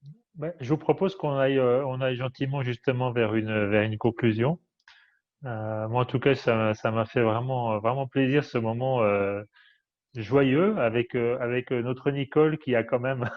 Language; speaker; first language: French; native; French